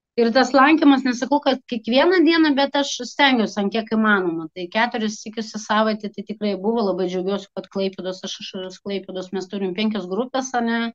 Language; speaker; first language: Lithuanian; non-native, local second language; Russian